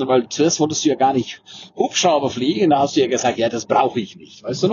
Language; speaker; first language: German; native; German